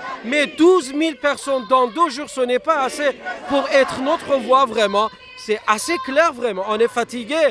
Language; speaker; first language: French; non-native, fluent; Persian